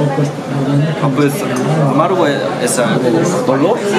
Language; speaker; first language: Spanish; non-native, learner; Korean